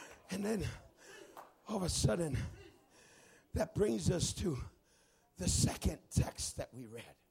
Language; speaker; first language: English; native; English